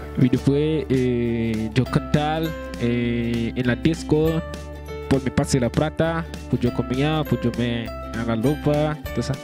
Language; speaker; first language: Spanish; non-native, learner; French